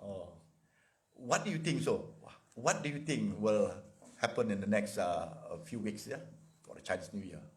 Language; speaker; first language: English; non-native, local second language; Malay